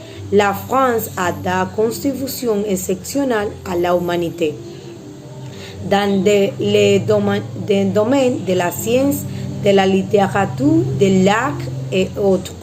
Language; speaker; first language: French; non-native, learner; Spanish